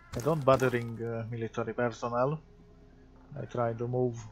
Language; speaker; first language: English; non-native, learner; Hungarian